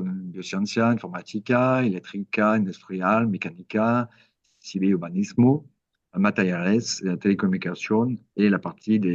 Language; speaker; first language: Spanish; non-native, learner; French